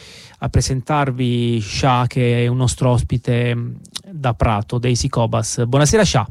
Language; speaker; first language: Italian; native; Italian